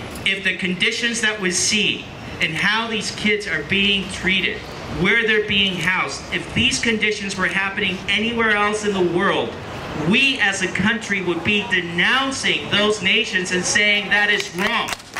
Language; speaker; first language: English; early bilingual, other home language; Spanish